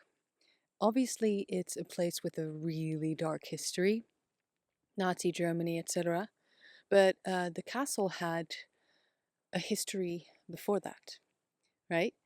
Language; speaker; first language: English; non-native, fluent; Dutch